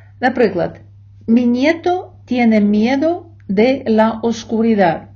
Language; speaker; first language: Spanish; non-native, fluent; Ukrainian